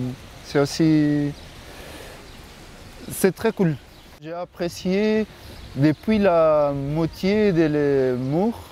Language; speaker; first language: French; non-native, fluent; Portuguese